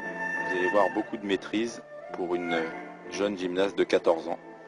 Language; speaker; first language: French; native; French